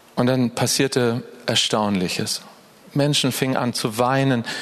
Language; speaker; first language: German; native; German